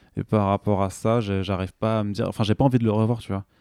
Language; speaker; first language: French; native; French